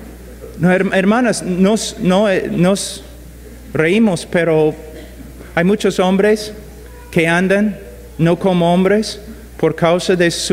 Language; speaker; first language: Spanish; non-native, fluent; English